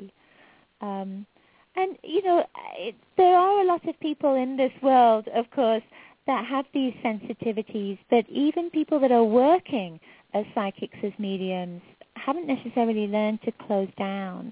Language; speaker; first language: English; native; English